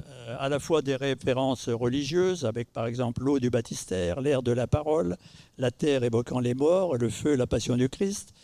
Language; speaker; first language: French; native; French